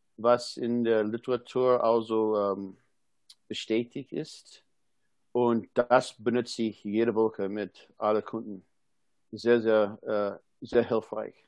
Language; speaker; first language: German; non-native, fluent; English